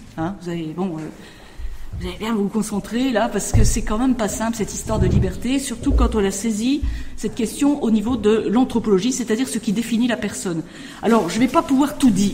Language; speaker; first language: French; native; French